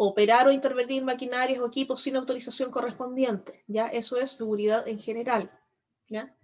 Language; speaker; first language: Spanish; native; Spanish